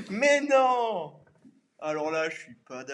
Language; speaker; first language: French; native; French